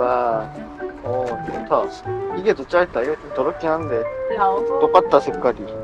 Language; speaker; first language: Korean; native; Korean